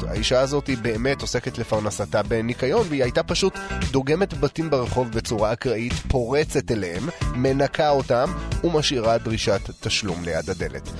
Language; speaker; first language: Hebrew; native; Hebrew